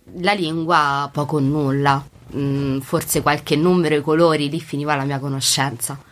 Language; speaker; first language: Italian; native; Italian